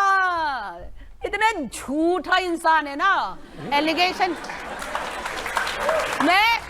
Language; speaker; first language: Hindi; non-native, local second language; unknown